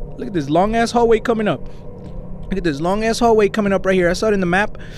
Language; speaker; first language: English; early bilingual, other home language; Spanish